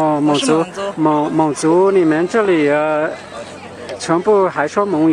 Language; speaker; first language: Chinese; non-native, learner; Hmong